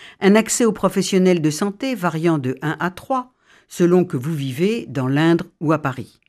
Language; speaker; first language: French; native; French